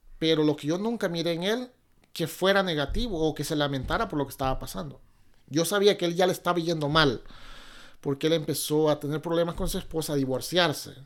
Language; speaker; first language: Spanish; native; Spanish